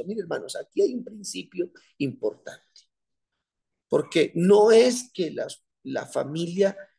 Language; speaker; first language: Spanish; native; Spanish